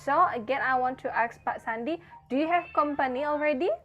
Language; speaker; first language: English; non-native, fluent; Indonesian